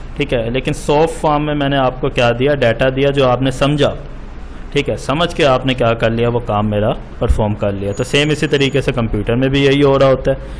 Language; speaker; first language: Urdu; non-native, local second language; Punjabi